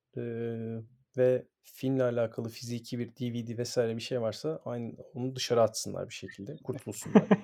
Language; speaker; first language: Turkish; native; Turkish